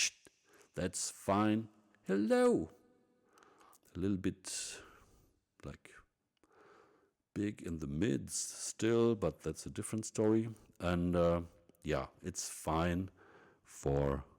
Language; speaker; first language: English; non-native, fluent; German